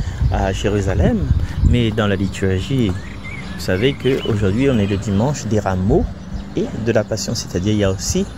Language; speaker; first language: French; non-native, local second language; Réunion Creole French